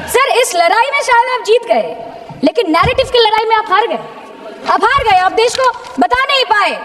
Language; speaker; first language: Hindi; non-native, local second language; Bangla